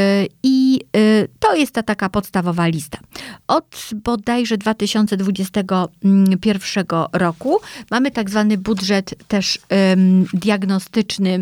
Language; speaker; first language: Polish; native; Polish